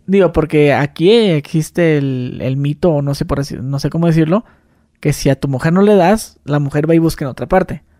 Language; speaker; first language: Spanish; native; Spanish